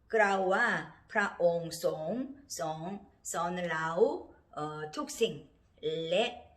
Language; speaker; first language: Thai; non-native, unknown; Korean